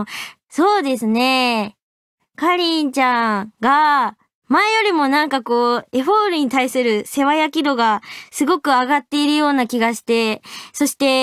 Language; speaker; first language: Japanese; native; Japanese